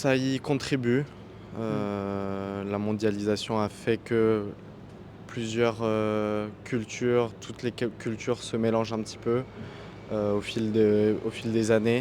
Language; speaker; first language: French; non-native, fluent; Russian